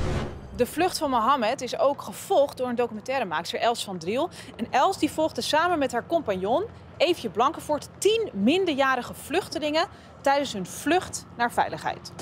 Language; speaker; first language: Dutch; native; Dutch